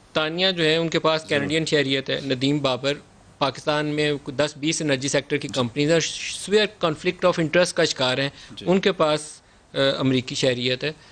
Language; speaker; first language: Urdu; native; Urdu